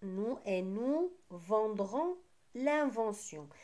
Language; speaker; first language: French; non-native, local second language; Arabic